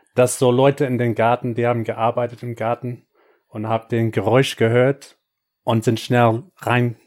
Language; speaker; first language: German; non-native, fluent; English